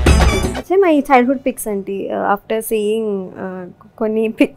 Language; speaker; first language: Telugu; non-native, learner; Malayalam